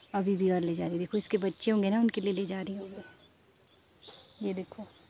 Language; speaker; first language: Hindi; native; Hindi